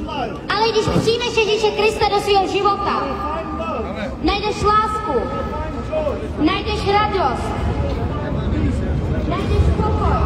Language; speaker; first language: Czech; non-native, fluent; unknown